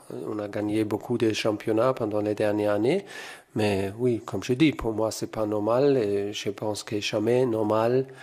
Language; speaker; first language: French; non-native, fluent; German